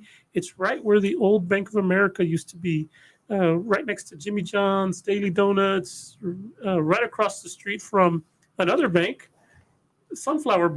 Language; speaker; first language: English; native; English